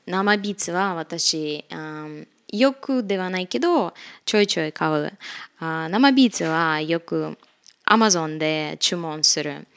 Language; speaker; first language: Japanese; non-native, fluent; Russian